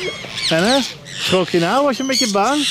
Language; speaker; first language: Dutch; native; Dutch